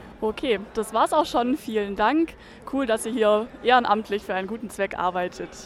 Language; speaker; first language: German; native; German